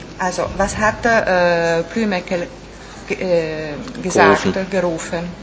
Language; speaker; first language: German; non-native, fluent; Italian